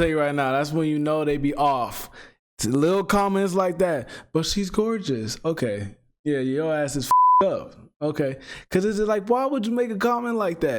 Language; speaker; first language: English; native; English